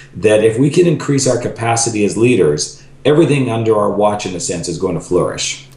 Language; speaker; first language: English; native; English